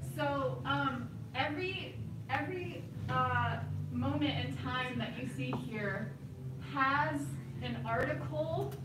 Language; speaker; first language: English; native; English